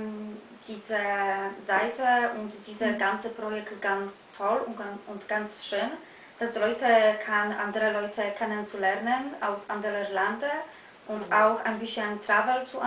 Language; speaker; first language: German; non-native, learner; Polish